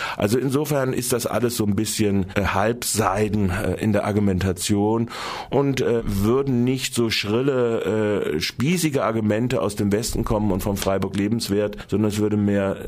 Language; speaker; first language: German; native; German